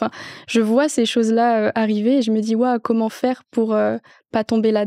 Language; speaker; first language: French; native; French